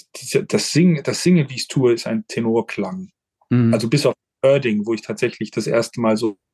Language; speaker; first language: German; native; German